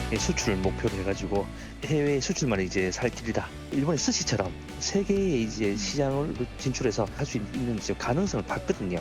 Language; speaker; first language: Korean; native; Korean